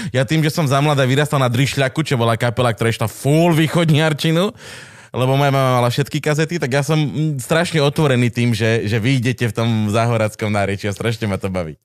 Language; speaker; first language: Slovak; native; Slovak